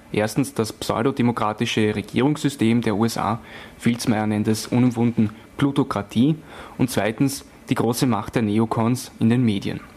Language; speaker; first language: German; native; German